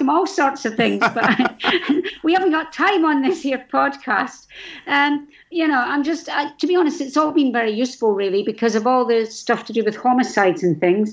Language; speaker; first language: English; native; English